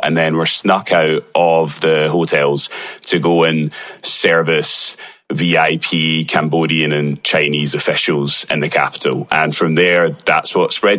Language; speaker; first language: English; native; English